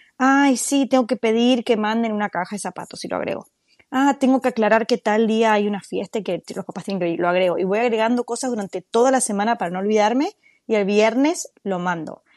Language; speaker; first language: Spanish; native; Spanish